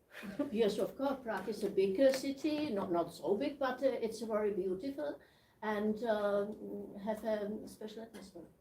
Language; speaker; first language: English; non-native, learner; Czech